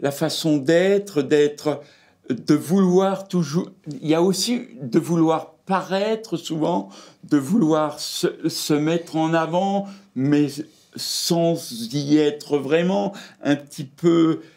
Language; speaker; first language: French; native; French